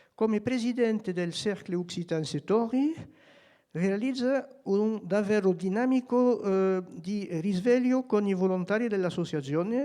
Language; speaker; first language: Italian; non-native, fluent; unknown